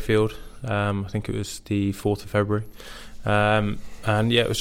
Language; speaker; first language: English; native; English